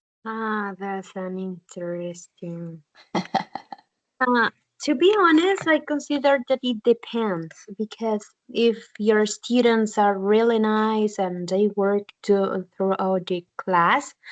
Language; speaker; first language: English; non-native, learner; Spanish